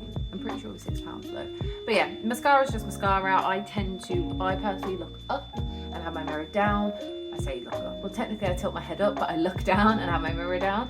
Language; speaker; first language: English; native; English